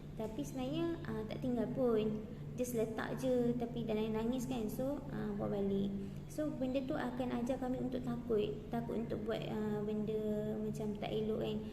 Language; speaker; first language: Malay; native; Malay